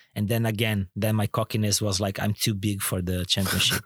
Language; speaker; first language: English; non-native, fluent; Portuguese